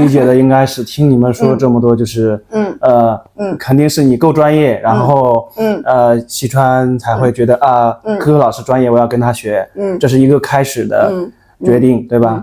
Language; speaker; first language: Chinese; native; Chinese